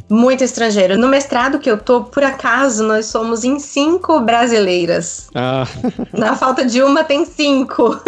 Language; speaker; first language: Portuguese; native; Portuguese